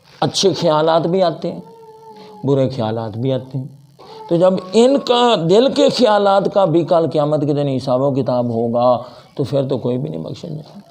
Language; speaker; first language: Urdu; non-native, local second language; Punjabi